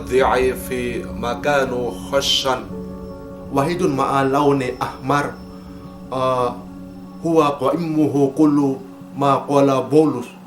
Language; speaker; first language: Arabic; non-native, learner; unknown